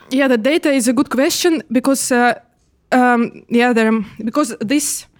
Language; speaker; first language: English; non-native, fluent; Russian